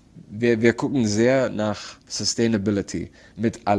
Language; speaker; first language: German; non-native, learner; Arabic